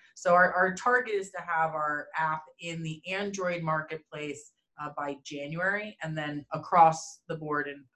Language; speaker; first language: English; native; English